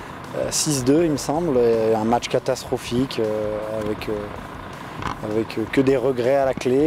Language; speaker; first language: French; native; French